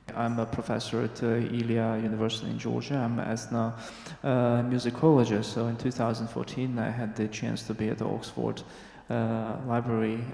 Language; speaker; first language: English; non-native, fluent; Georgian